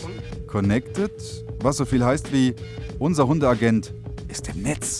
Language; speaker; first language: German; native; German